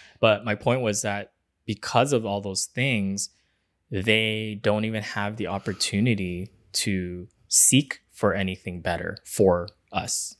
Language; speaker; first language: English; early bilingual, other home language; Chinese